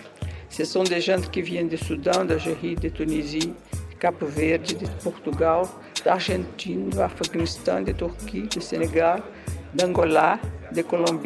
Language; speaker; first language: French; non-native, learner; Portuguese